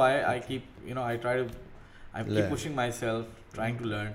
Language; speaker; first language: English; non-native, local second language; Urdu